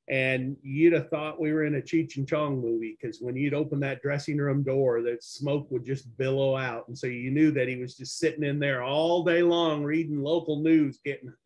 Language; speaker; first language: English; native; English